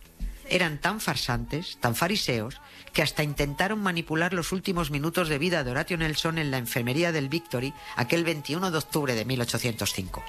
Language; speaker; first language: Spanish; native; Spanish